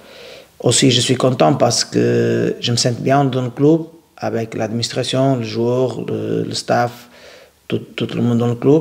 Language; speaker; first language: French; non-native, learner; Portuguese